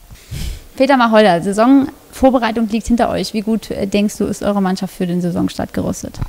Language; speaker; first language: German; native; German